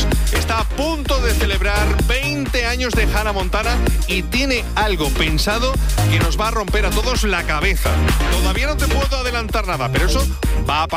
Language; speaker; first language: Spanish; native; Spanish